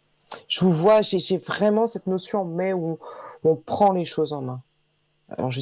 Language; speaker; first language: French; native; French